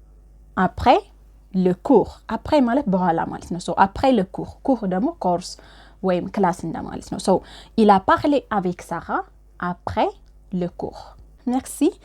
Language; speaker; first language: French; non-native, fluent; Amharic